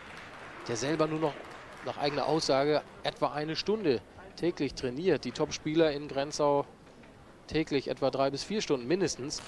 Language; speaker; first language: German; native; German